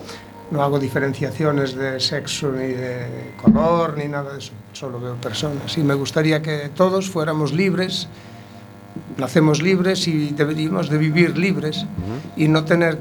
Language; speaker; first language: Spanish; native; Spanish